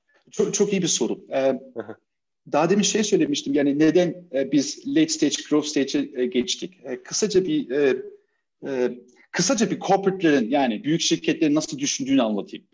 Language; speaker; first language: Turkish; early bilingual, heritage; Turkish